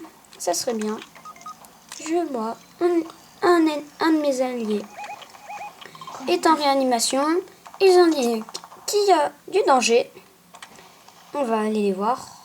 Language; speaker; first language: French; native; French